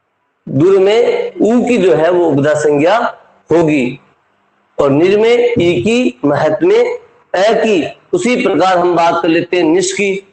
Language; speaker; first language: Hindi; native; Hindi